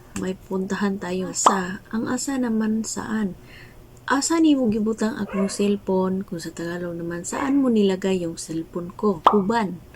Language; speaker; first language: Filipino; non-native, local second language; Cebuano